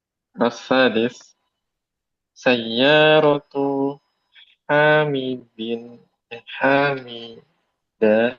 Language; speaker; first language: Arabic; non-native, learner; Indonesian